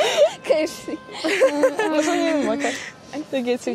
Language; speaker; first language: Polish; native; Polish